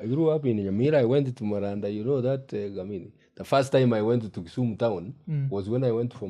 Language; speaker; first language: English; non-native, local second language; Gusii